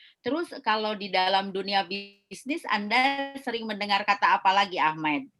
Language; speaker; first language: Indonesian; native; Indonesian